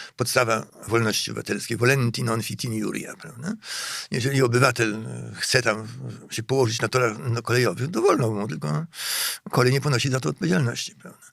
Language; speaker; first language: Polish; native; Polish